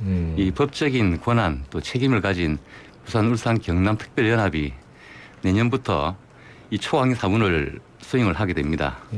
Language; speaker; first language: Korean; native; Korean